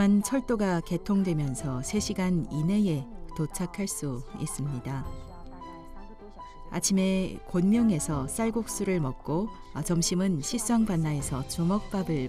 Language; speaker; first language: Korean; early bilingual, heritage; Korean